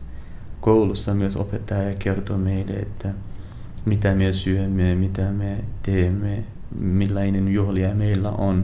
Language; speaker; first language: Finnish; non-native, learner; Arabic